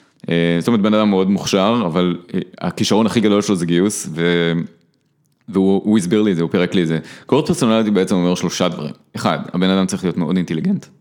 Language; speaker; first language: Hebrew; native; Hebrew